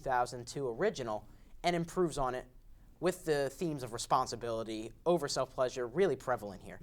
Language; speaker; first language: English; native; English